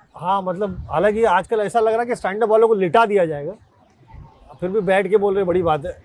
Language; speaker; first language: Hindi; native; Hindi